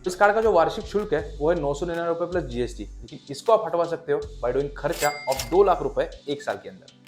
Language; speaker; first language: Hindi; native; Hindi